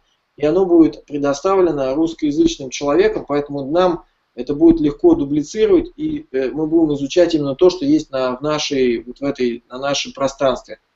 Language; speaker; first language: Russian; native; Russian